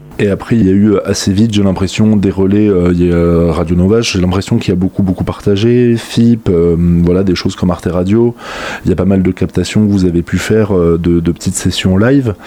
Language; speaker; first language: French; native; French